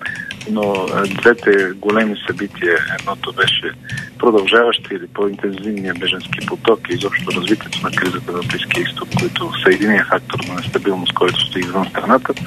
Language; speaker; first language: Bulgarian; native; Bulgarian